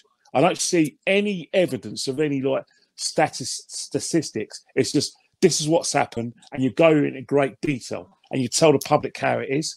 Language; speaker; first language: English; native; English